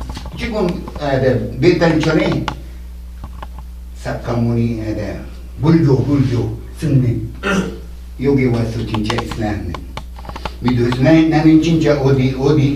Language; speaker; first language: Korean; non-native, learner; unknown